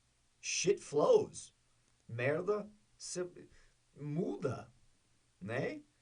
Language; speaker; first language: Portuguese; non-native, learner; English